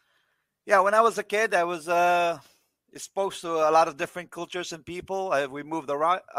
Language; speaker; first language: English; non-native, local second language; Filipino